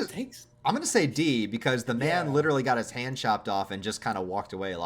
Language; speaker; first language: English; native; English